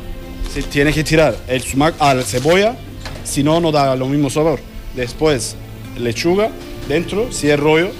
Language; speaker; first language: Spanish; non-native, learner; Turkish